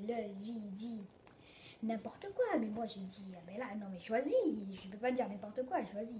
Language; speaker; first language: French; early bilingual, other home language; Portuguese